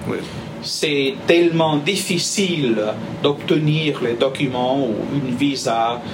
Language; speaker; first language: French; non-native, fluent; Spanish